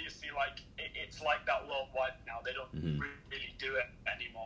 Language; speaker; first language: English; native; English